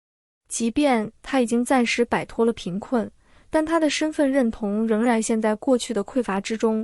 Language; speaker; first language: Chinese; native; Chinese